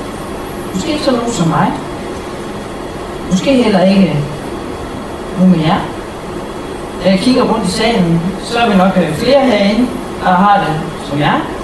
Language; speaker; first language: Danish; native; Danish